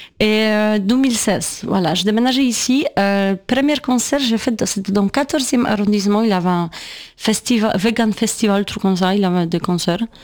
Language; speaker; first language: French; non-native, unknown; Polish